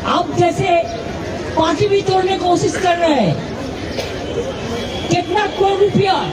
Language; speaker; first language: Hindi; non-native, local second language; Bangla